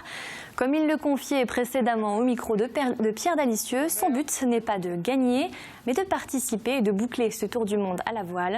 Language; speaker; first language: French; native; French